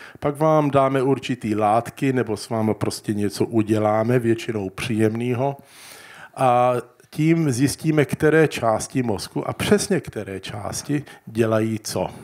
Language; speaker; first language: Czech; early bilingual, heritage; Czech